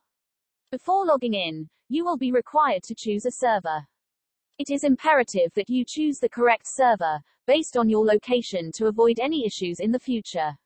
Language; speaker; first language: English; native; English